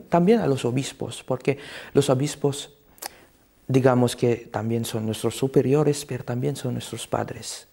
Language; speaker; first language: Spanish; non-native, fluent; Cebuano